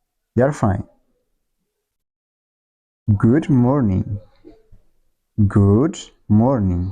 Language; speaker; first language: English; non-native, local second language; Oromo